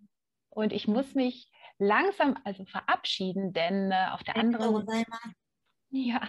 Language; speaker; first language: German; native; German